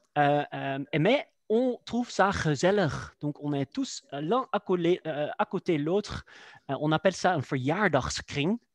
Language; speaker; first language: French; non-native, fluent; Dutch